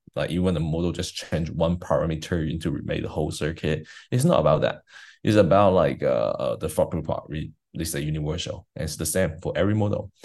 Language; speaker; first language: English; non-native, fluent; Chinese